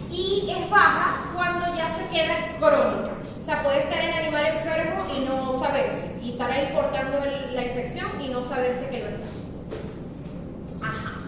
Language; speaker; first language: Spanish; native; Spanish